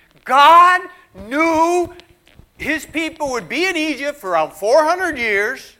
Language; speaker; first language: English; native; English